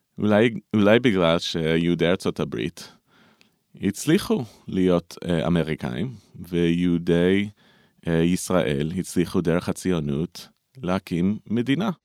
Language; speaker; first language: Hebrew; non-native, fluent; English